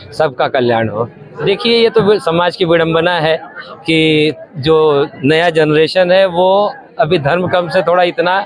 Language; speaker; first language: Hindi; native; Hindi